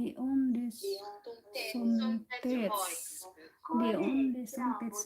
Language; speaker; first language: Romanian; non-native, learner; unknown